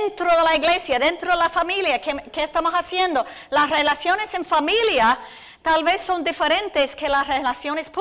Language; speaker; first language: Spanish; non-native, fluent; English